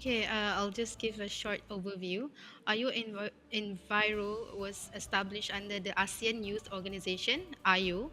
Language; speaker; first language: English; non-native, fluent; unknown